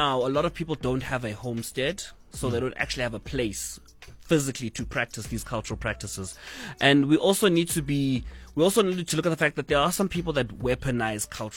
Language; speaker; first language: English; non-native, local second language; Zulu